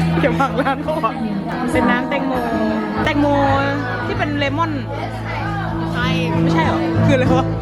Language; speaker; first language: Thai; native; Thai